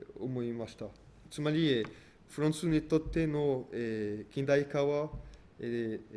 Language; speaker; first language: Japanese; non-native, fluent; French